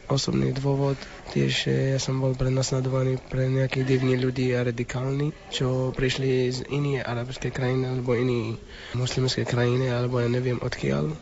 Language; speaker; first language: Slovak; non-native, learner; Arabic